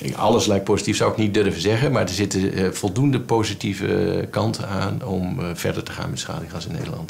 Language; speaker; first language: Dutch; native; Dutch